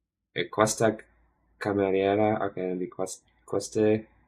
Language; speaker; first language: Italian; non-native, learner; English